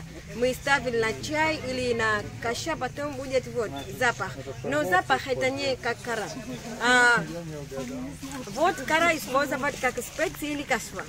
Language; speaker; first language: Russian; non-native, learner; Swahili